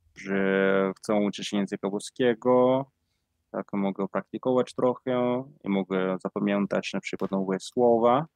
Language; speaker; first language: Polish; non-native, learner; Italian